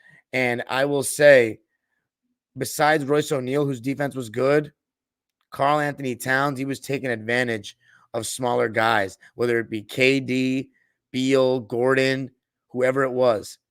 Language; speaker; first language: English; native; English